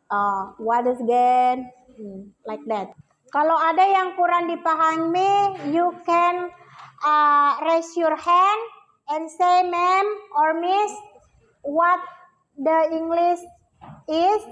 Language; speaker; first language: English; non-native, learner; Indonesian